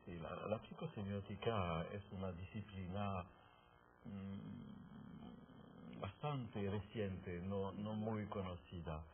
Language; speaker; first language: Spanish; non-native, fluent; French